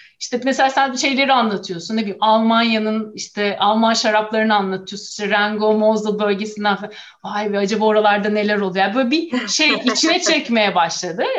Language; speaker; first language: Turkish; native; Turkish